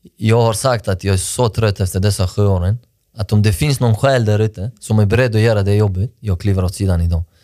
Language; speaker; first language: Swedish; early bilingual, other home language; Persian